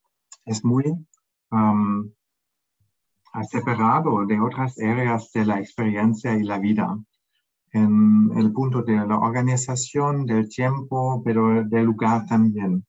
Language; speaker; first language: Spanish; non-native, fluent; German